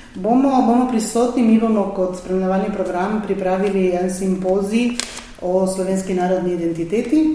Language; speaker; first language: Slovenian; native; Slovenian